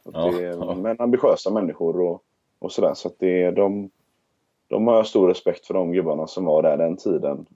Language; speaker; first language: Swedish; native; Swedish